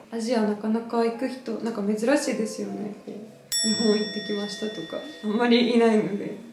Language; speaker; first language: Japanese; non-native, fluent; Polish